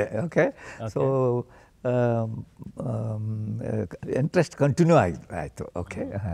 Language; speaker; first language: Kannada; non-native, fluent; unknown